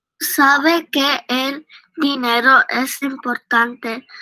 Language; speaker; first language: Spanish; early bilingual, heritage; Spanish